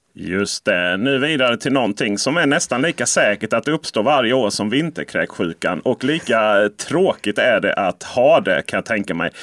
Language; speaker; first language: Swedish; native; Swedish